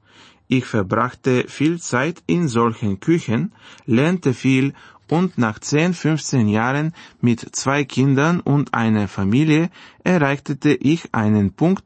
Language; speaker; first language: German; non-native, fluent; Bulgarian